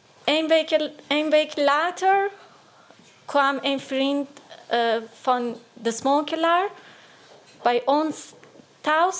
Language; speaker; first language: Dutch; non-native, learner; Persian